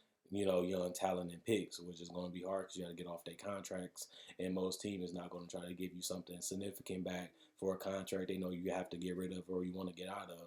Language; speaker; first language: English; native; English